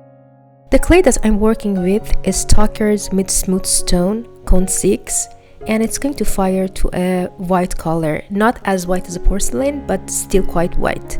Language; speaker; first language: English; non-native, fluent; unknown